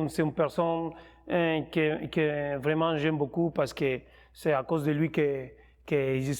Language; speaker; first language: French; non-native, fluent; Spanish